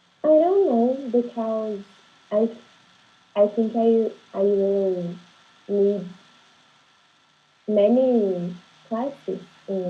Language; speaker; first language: English; non-native, learner; Portuguese